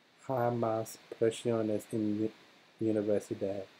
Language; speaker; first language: Spanish; non-native, learner; English